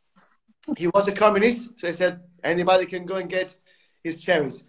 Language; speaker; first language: English; non-native, fluent; Italian